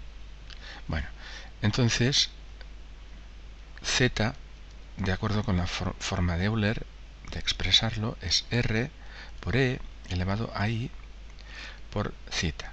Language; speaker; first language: Spanish; native; Spanish